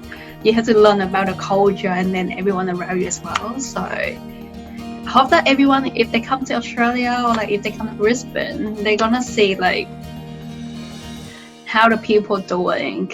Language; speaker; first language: English; non-native, fluent; Vietnamese